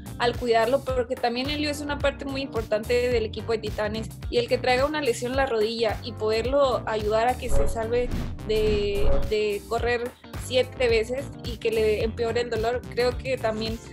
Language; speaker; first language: Spanish; native; Spanish